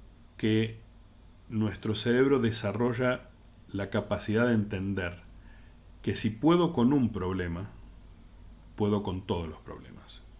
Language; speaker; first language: Spanish; native; Spanish